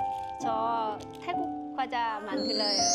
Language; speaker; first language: Korean; non-native, learner; Thai